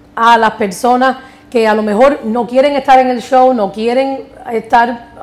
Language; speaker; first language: Spanish; early bilingual, heritage; Spanish